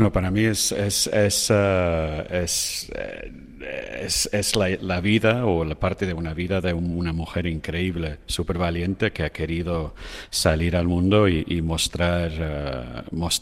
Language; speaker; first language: Spanish; non-native, fluent; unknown